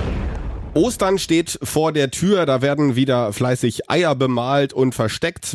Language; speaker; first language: German; native; German